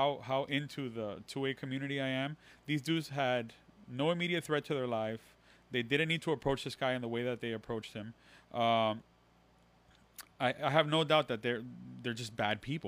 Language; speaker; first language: English; early bilingual, other home language; Spanish